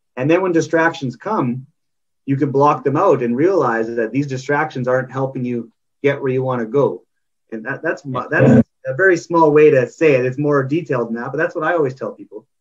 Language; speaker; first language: English; native; English